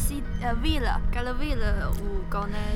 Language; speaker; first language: French; non-native, learner; Chinese